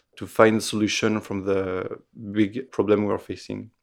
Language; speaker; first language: English; non-native, fluent; French